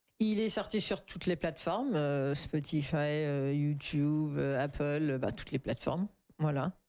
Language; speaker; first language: French; non-native, fluent; English